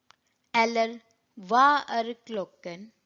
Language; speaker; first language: Swedish; non-native, learner; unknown